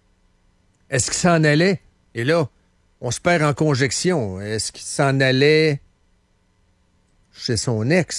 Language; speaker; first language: French; native; French